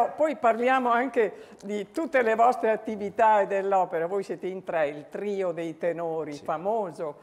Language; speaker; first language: Italian; native; Italian